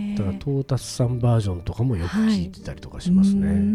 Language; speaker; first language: Japanese; native; Japanese